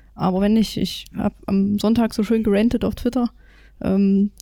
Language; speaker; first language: German; native; German